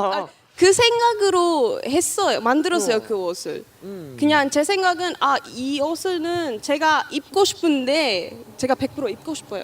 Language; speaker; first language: Korean; non-native, learner; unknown